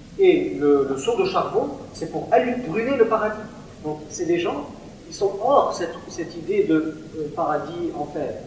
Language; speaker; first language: French; non-native, local second language; Arabic